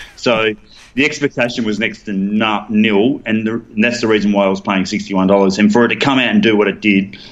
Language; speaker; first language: English; native; English